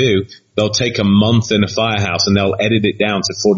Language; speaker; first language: English; native; English